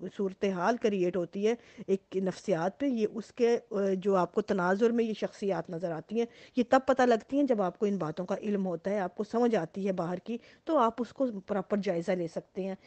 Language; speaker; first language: Hindi; native; Hindi